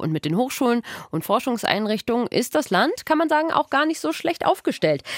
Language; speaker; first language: German; native; German